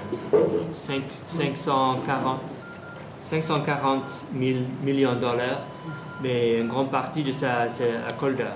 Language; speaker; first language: French; non-native, fluent; English